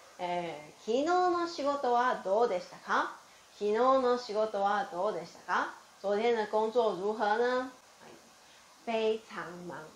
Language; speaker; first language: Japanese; non-native, fluent; Chinese